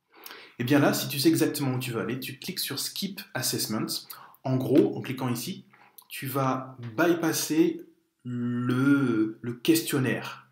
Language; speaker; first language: French; native; French